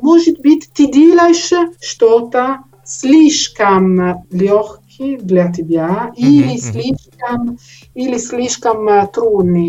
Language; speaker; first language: Russian; non-native, learner; Italian